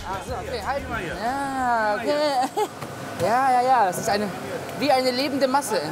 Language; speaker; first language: German; native; German